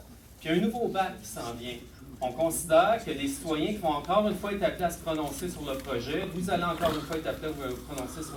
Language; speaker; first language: French; native; French